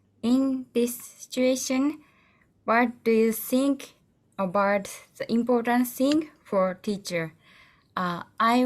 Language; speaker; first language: English; non-native, learner; Japanese